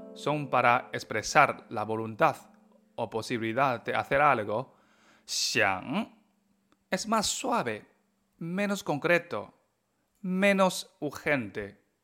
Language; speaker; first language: Spanish; non-native, fluent; Chinese